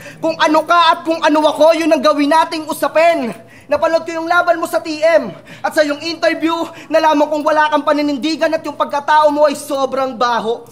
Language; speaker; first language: Filipino; native; Filipino